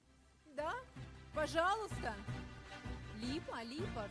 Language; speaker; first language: Russian; native; Russian